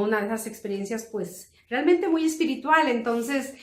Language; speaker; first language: Spanish; native; Spanish